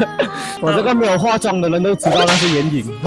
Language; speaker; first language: Chinese; native; Chinese